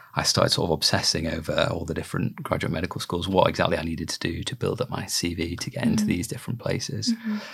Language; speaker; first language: English; native; English